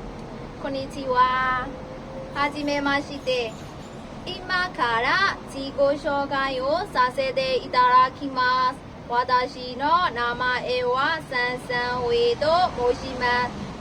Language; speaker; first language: Japanese; non-native, learner; Burmese